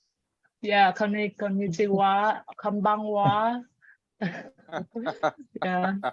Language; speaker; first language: English; non-native, learner; Vietnamese